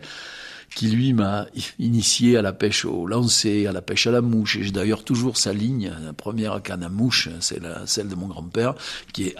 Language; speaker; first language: French; native; French